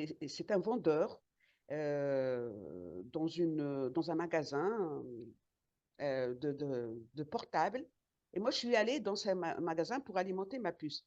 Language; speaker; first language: French; non-native, local second language; Arabic